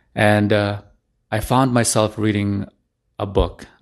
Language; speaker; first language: English; early bilingual, other home language; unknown